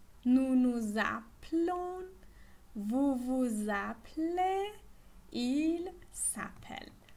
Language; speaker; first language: French; non-native, fluent; Persian